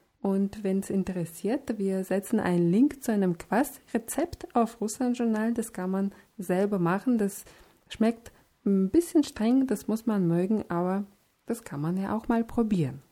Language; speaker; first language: German; non-native, fluent; Russian